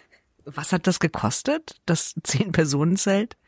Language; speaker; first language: German; native; German